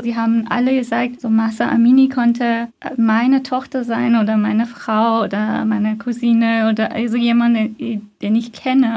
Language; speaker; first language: German; non-native, fluent; Persian